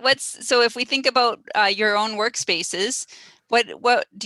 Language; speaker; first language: English; native; English